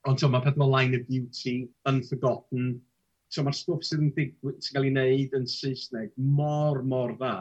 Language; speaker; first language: Welsh; native; Welsh